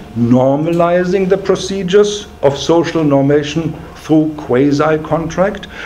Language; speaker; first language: English; non-native, fluent; German